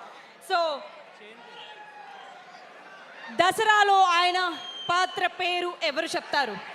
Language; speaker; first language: Telugu; native; Telugu